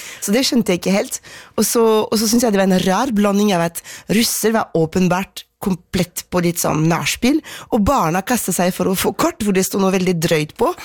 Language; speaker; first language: Norwegian; non-native, fluent; French